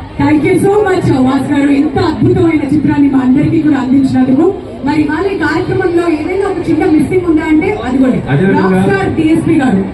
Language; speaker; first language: Telugu; native; Telugu